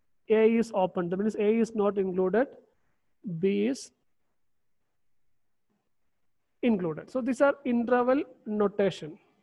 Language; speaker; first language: English; non-native, local second language; Malayalam